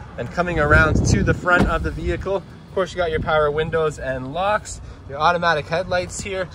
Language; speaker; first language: English; native; English